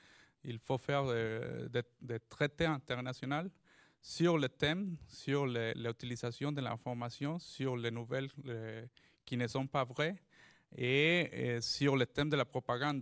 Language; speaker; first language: French; non-native, fluent; Spanish